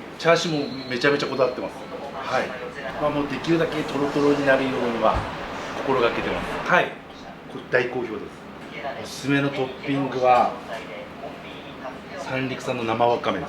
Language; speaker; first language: Japanese; native; Japanese